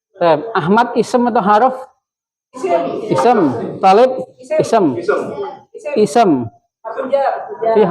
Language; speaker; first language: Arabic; non-native, fluent; Indonesian